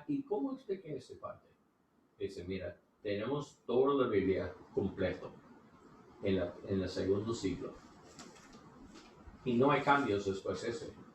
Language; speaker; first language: Spanish; non-native, learner; English